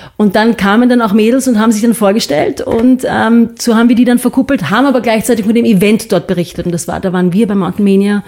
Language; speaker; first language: German; early bilingual, other home language; English